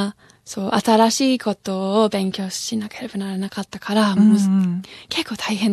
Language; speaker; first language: Japanese; non-native, fluent; English